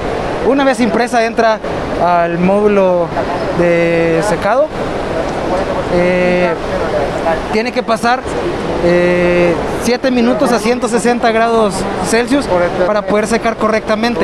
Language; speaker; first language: Spanish; native; Spanish